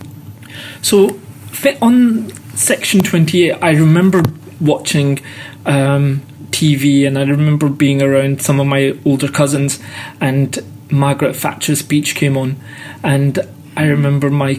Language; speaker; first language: English; native; English